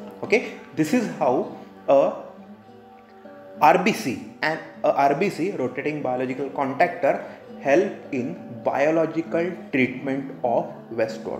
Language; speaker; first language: English; non-native, local second language; Hindi